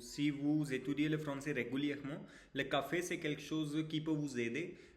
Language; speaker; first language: French; non-native, learner; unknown